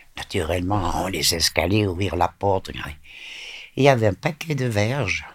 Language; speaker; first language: French; native; French